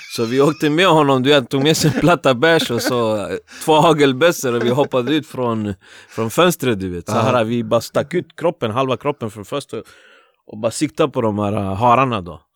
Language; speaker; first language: Swedish; early bilingual, other home language; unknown